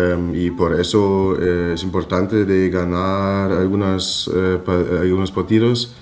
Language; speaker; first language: Spanish; non-native, fluent; German